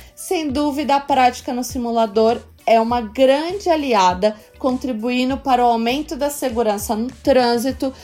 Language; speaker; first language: Portuguese; native; Portuguese